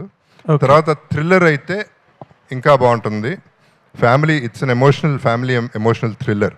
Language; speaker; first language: Telugu; native; Telugu